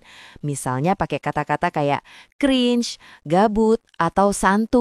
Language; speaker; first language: Indonesian; native; Indonesian